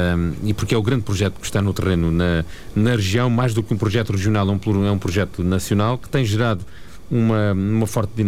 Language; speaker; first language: Portuguese; native; Portuguese